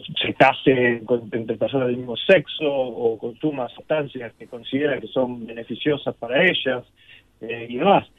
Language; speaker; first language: Spanish; native; Spanish